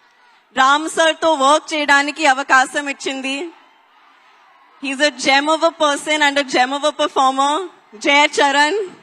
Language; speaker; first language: Telugu; non-native, fluent; Hindi